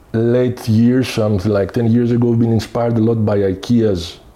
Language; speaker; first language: English; non-native, fluent; Greek